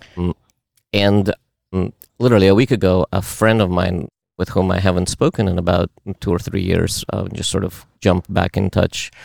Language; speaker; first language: English; early bilingual, other home language; Russian